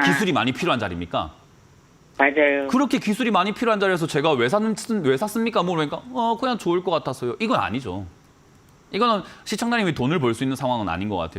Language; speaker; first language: Korean; native; Korean